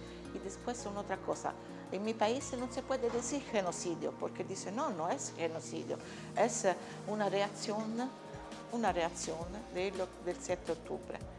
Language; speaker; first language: Spanish; non-native, learner; Italian